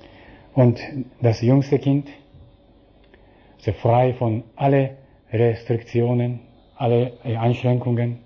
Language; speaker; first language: German; non-native, fluent; Japanese